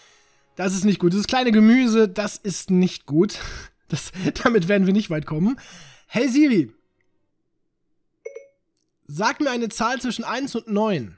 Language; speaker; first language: German; native; German